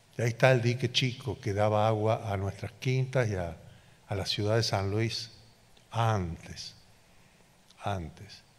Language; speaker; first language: Spanish; native; Spanish